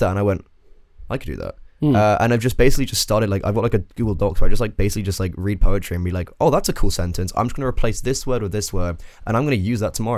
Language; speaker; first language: English; native; English